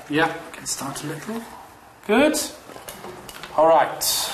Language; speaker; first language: English; non-native, fluent; German